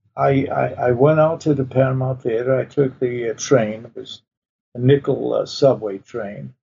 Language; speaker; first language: English; early bilingual, other home language; Polish